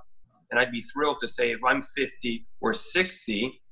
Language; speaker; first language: English; native; English